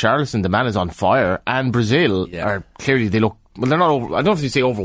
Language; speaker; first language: English; native; English